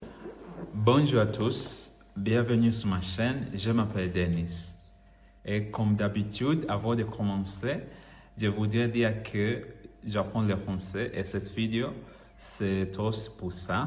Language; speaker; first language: French; non-native, learner; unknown